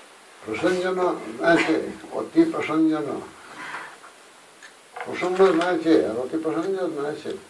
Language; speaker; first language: Russian; non-native, learner; Bangla